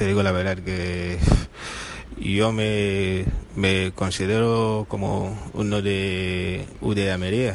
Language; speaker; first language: Spanish; non-native, fluent; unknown